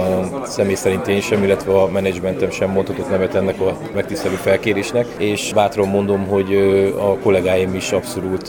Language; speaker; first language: Hungarian; native; Hungarian